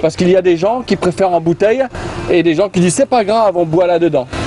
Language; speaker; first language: French; native; French